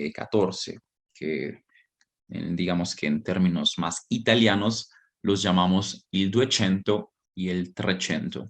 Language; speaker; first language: Spanish; native; Spanish